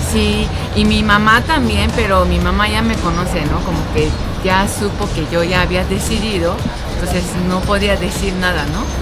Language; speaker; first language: Spanish; non-native, fluent; Japanese